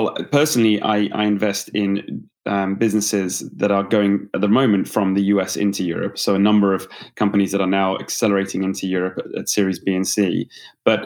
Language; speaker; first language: English; native; English